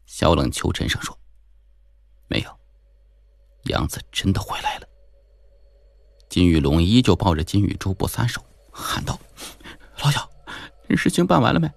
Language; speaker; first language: Chinese; native; Chinese